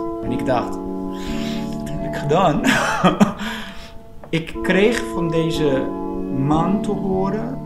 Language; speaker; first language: Dutch; non-native, fluent; Portuguese